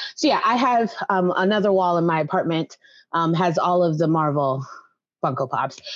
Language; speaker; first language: English; native; English